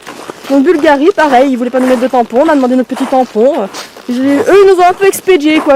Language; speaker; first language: French; native; French